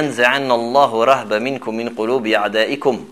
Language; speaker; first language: Arabic; non-native, fluent; French